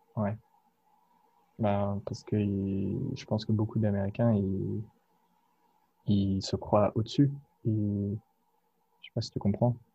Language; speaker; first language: French; native; French